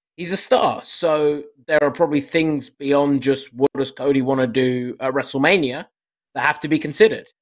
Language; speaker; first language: English; native; English